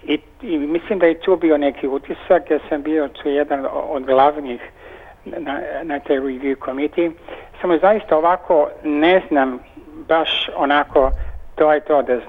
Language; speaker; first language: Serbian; early bilingual, heritage; Serbian